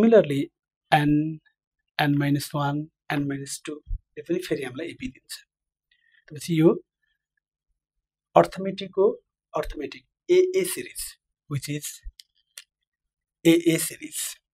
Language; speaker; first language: English; non-native, local second language; Nepali